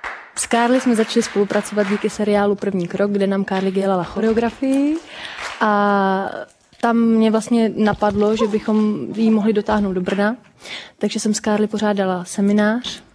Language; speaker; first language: Czech; native; Czech